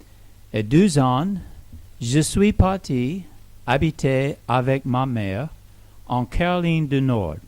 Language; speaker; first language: French; non-native, learner; English